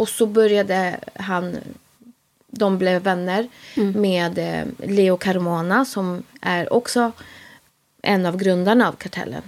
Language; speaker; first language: Swedish; native; Swedish